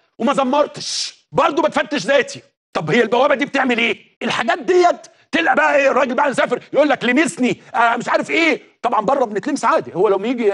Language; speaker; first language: Arabic; native; Arabic